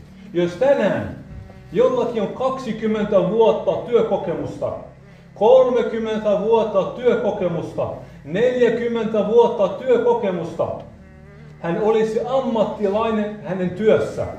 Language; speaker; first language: Finnish; non-native, fluent; Arabic